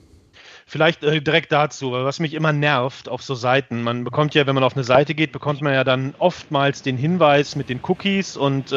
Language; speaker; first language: German; native; German